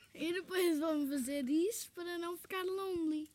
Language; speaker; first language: Portuguese; non-native, fluent; Bosnian